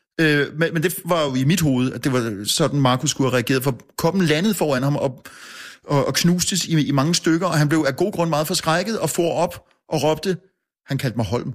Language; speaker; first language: Danish; native; Danish